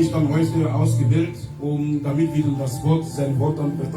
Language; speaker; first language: German; non-native, fluent; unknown